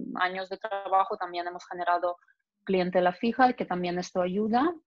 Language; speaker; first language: Spanish; non-native, fluent; Russian